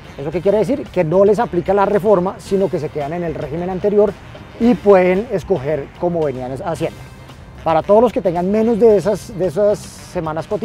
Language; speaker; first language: Spanish; native; Spanish